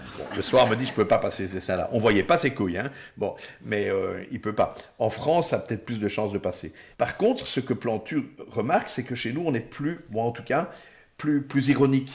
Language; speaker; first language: French; native; French